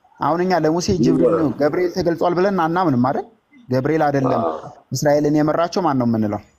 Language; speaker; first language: Amharic; native; Amharic